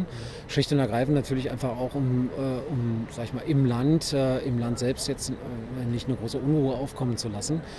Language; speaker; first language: German; native; German